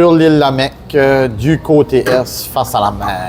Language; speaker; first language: French; native; French